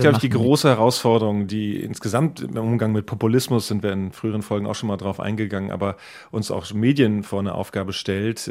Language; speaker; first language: German; native; German